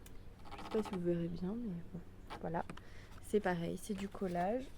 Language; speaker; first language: French; native; French